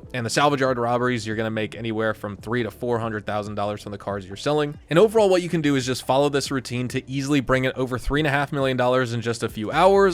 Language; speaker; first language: English; native; English